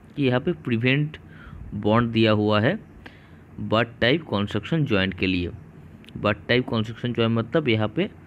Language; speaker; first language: Hindi; non-native, local second language; Bangla